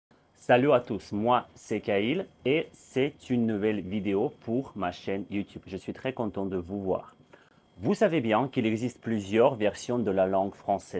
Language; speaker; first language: French; non-native, fluent; Russian